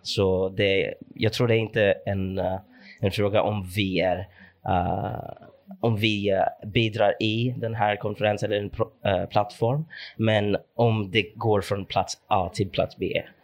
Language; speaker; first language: Swedish; non-native, fluent; English